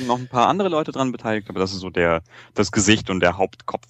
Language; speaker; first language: German; native; German